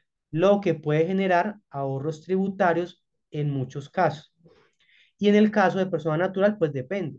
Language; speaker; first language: Spanish; native; Spanish